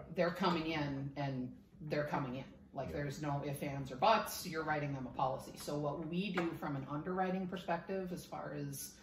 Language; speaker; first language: English; native; English